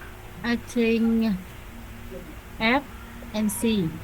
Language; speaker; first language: English; non-native, learner; Vietnamese